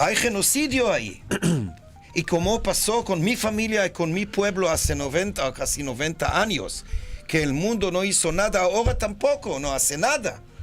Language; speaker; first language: Spanish; non-native, fluent; Hebrew